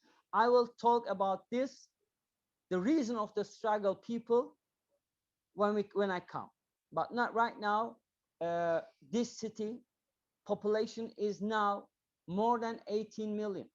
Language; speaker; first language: English; non-native, learner; Turkish